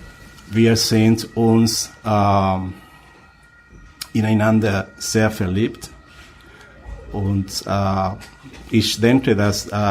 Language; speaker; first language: German; non-native, learner; Spanish